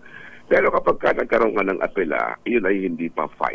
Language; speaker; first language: Filipino; native; Filipino